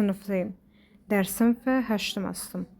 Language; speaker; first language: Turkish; non-native, fluent; Persian